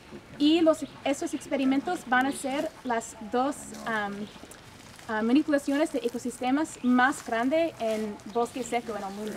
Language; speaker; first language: Spanish; non-native, fluent; English